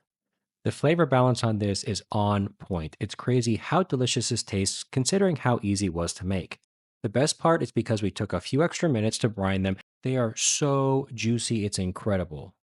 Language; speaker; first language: English; native; English